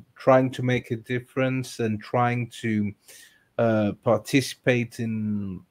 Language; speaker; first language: English; non-native, fluent; Greek